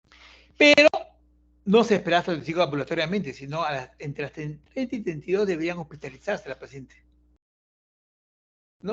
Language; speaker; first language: Spanish; native; Spanish